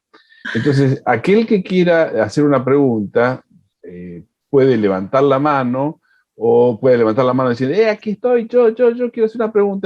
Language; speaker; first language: Spanish; native; Spanish